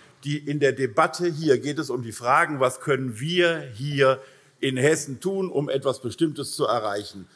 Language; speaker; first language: German; native; German